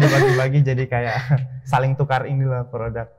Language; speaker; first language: Indonesian; native; Indonesian